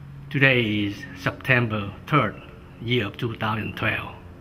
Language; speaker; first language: English; non-native, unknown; Vietnamese